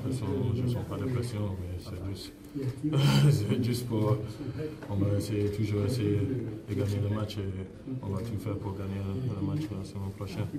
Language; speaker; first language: French; non-native, fluent; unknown